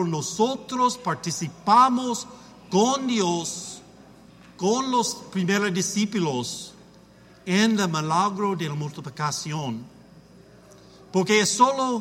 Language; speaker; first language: Spanish; non-native, learner; English